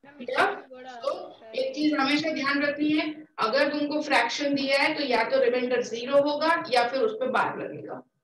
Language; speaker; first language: Hindi; native; Hindi